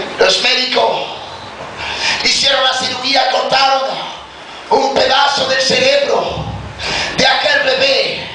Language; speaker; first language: Spanish; native; Spanish